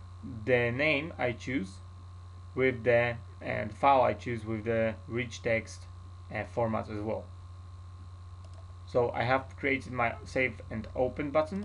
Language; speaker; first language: English; non-native, fluent; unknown